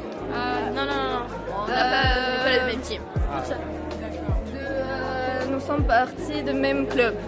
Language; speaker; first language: French; non-native, local second language; Arabic